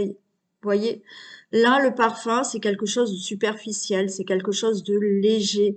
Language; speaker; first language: French; native; French